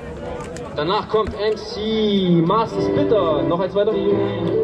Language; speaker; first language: German; native; German